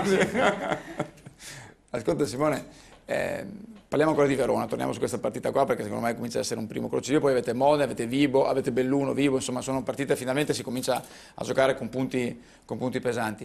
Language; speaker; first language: Italian; native; Italian